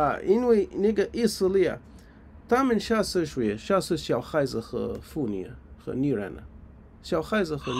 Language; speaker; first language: Chinese; non-native, fluent; Arabic